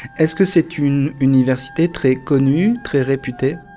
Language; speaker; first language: French; native; French